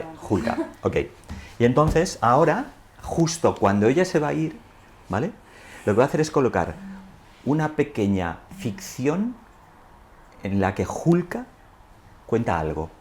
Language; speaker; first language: Spanish; native; Spanish